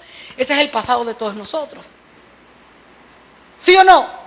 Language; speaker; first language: Spanish; native; Spanish